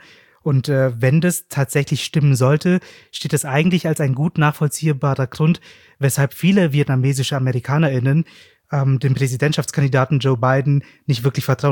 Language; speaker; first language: German; native; German